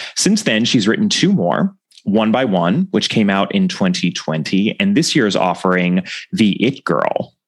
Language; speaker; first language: English; native; English